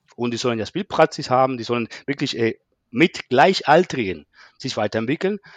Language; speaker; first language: German; non-native, fluent; Spanish